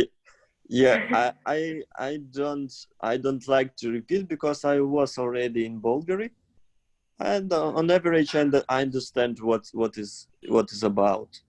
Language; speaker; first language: English; non-native, fluent; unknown